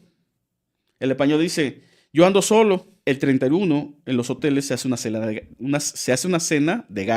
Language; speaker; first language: Spanish; native; Spanish